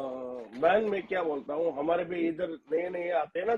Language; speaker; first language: Hindi; non-native, local second language; Gujarati